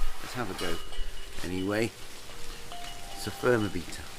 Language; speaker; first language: English; native; English